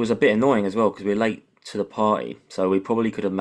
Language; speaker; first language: English; native; English